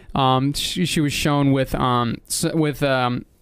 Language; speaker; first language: English; native; English